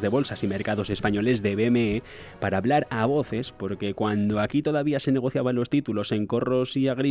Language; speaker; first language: Spanish; native; Spanish